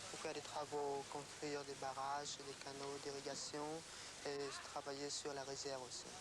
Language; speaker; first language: French; non-native, local second language; Khmer